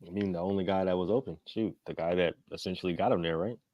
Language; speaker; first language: English; native; English